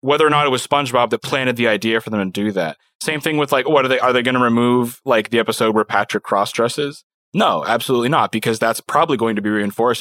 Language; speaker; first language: English; native; English